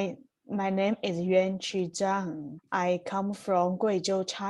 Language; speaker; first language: English; non-native, learner; Chinese